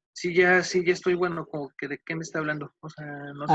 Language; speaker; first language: Spanish; native; Spanish